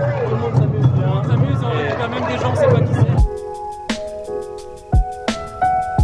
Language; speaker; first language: French; native; French